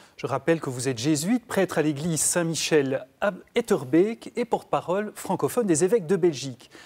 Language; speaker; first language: French; native; French